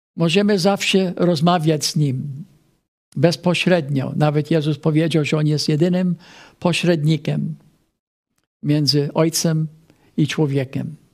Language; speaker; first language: Polish; non-native, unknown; English